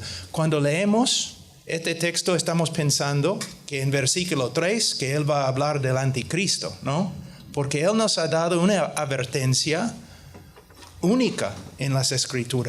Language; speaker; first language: Spanish; non-native, fluent; English